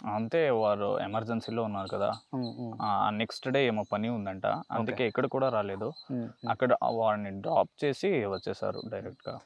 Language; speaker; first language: Telugu; non-native, learner; Kannada